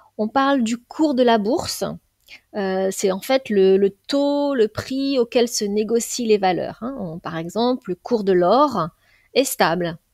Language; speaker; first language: French; native; French